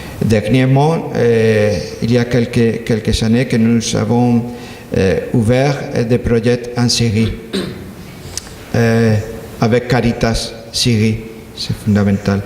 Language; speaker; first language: French; non-native, learner; Spanish